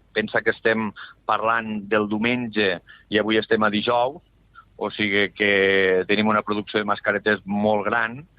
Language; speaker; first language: Catalan; native; Catalan